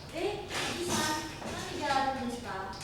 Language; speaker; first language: Japanese; non-native, learner; Indonesian